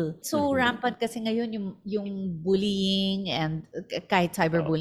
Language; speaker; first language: English; non-native, local second language; Filipino